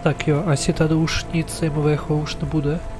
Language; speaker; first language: Czech; non-native, learner; Ukrainian